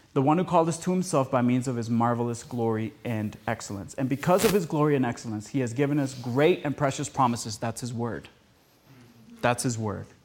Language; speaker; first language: English; early bilingual, other home language; Spanish